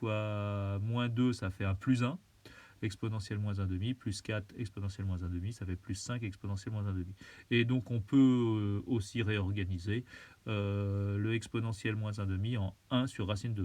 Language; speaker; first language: French; native; French